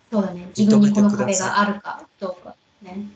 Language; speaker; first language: Japanese; native; Japanese